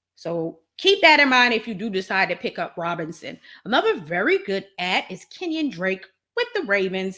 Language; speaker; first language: English; native; English